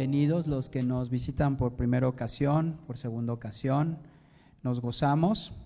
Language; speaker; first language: Spanish; native; Spanish